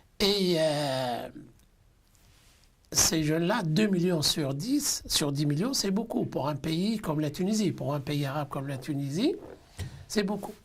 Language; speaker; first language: French; non-native, local second language; Arabic